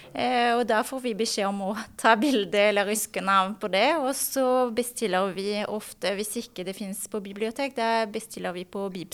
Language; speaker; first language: Norwegian; non-native, fluent; French